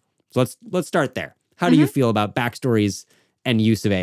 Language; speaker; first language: English; native; English